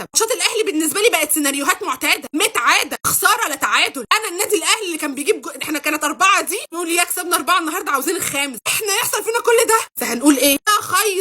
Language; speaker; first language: Arabic; native; Arabic